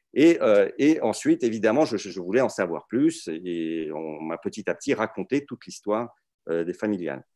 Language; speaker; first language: French; early bilingual, other home language; Russian